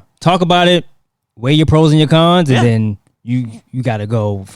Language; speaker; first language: English; native; English